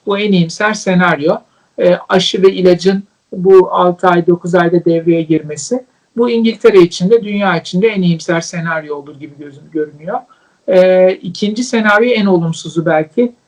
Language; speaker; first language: Turkish; native; Turkish